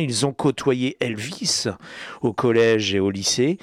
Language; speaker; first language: French; native; French